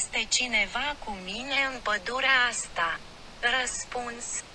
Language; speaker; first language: Romanian; non-native, learner; French